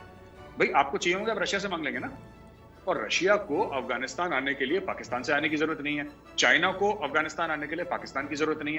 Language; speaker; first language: Hindi; native; Hindi